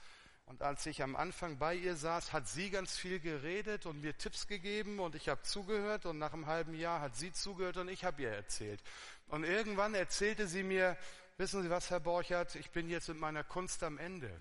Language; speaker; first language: German; native; German